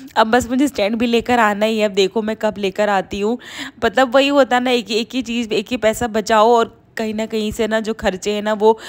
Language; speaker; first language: Hindi; native; Hindi